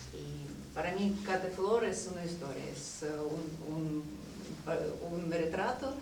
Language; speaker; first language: Spanish; non-native, fluent; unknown